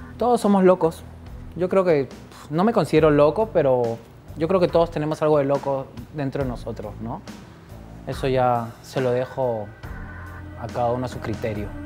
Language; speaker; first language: Spanish; native; Spanish